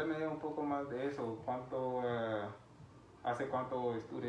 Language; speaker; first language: Spanish; non-native, fluent; English